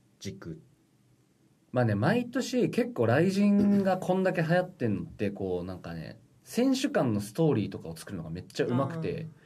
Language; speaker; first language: Japanese; native; Japanese